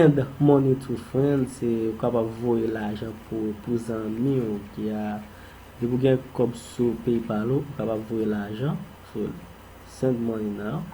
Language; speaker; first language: French; non-native, learner; Haitian Creole